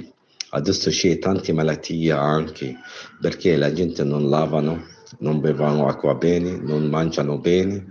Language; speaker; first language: Italian; non-native, learner; Arabic